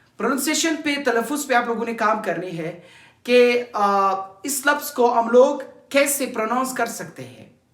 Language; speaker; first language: Urdu; non-native, local second language; Pashto